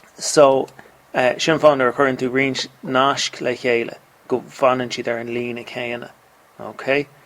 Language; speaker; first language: Irish; native; Irish